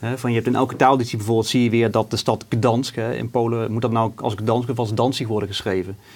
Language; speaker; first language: Dutch; native; Dutch